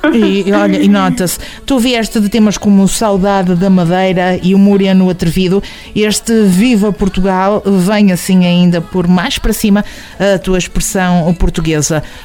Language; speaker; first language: Portuguese; native; Portuguese